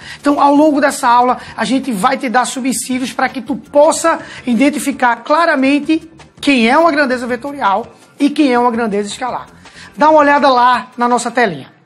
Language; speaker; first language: Portuguese; native; Portuguese